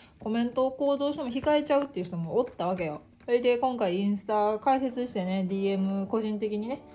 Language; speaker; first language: Japanese; native; Japanese